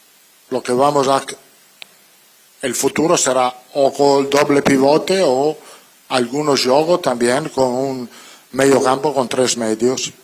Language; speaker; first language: Spanish; non-native, fluent; Italian